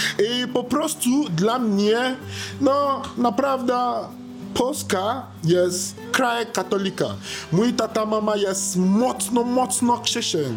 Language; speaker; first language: Polish; non-native, learner; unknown